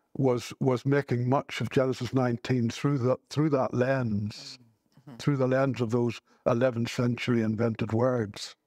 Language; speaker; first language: English; native; English